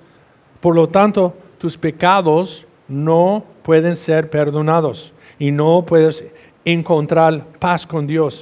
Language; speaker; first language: Spanish; non-native, fluent; English